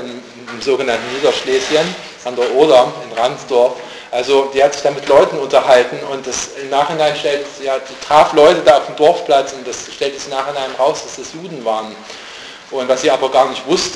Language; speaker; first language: German; native; German